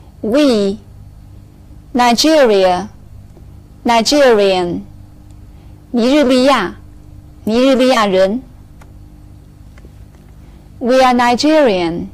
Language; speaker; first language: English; non-native, fluent; Chinese